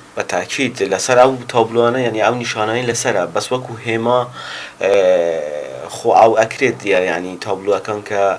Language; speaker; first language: Central Kurdish; native; Central Kurdish